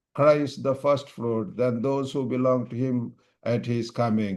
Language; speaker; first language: English; non-native, local second language; Telugu